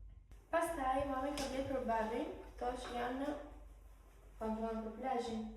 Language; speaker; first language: Albanian; early bilingual, heritage; Albanian